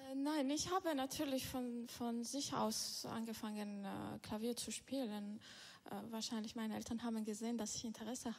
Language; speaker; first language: German; non-native, local second language; Georgian